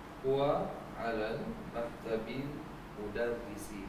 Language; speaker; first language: Arabic; non-native, learner; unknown